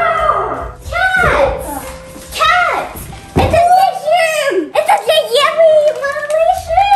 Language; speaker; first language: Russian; early bilingual, heritage; Russian